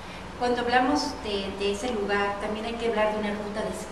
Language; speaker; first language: Spanish; native; Spanish